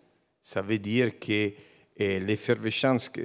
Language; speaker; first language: French; non-native, learner; Italian